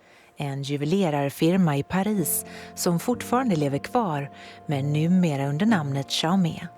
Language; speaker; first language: Swedish; native; Swedish